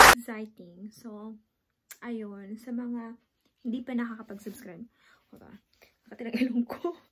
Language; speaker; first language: Filipino; non-native, local second language; Waray